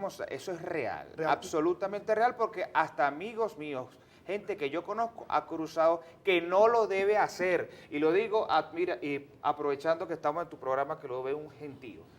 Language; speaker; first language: Spanish; native; Spanish